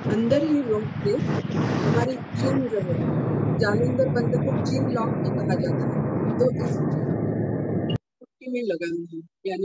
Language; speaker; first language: Hindi; non-native, local second language; Marathi